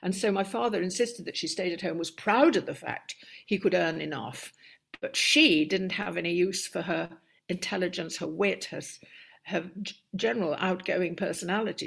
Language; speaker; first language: English; native; English